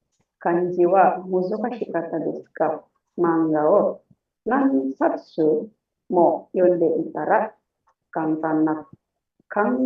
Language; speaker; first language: Japanese; non-native, learner; Indonesian